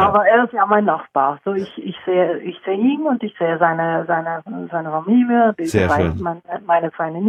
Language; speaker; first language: German; non-native, fluent; Norwegian